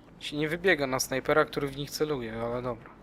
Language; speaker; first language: Polish; native; Polish